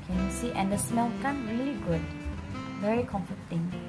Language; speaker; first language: English; non-native, local second language; Malay